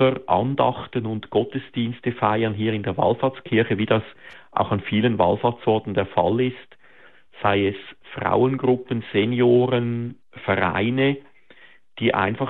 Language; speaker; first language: German; native; German